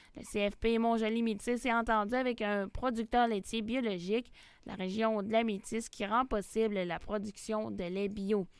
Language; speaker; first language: French; native; French